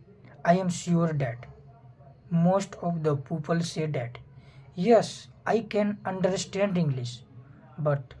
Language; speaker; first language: English; non-native, fluent; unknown